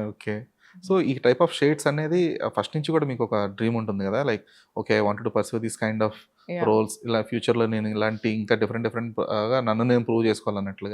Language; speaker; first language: Telugu; native; Telugu